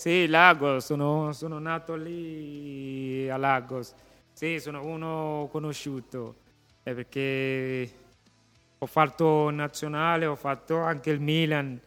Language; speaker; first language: Italian; non-native, local second language; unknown